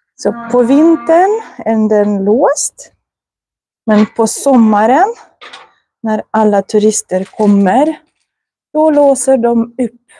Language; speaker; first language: Swedish; non-native, fluent; Russian